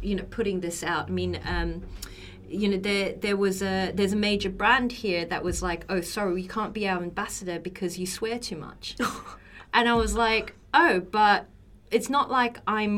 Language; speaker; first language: English; native; English